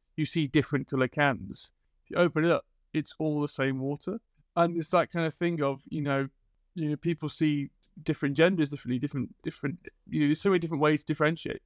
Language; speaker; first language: English; native; English